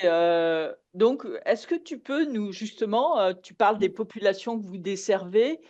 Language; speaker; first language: French; native; French